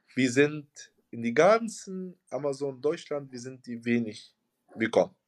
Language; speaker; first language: German; non-native, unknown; Arabic